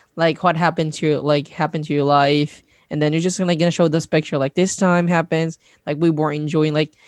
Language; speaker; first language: English; non-native, local second language; Cebuano